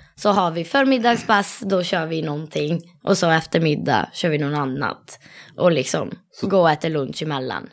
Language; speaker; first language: Swedish; non-native, fluent; Italian